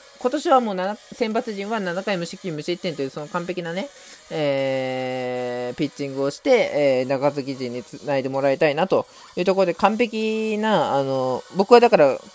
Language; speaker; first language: Japanese; native; Japanese